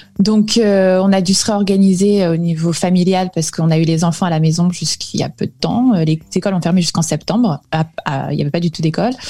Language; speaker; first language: French; native; French